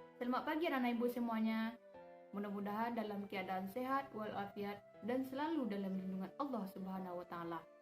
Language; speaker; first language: Malay; non-native, local second language; Minangkabau